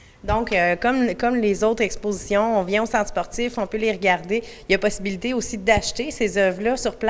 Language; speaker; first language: French; native; French